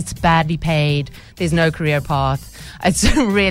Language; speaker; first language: English; native; English